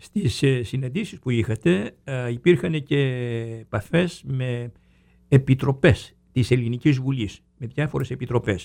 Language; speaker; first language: Greek; native; Greek